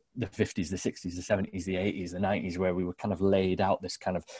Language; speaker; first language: English; native; English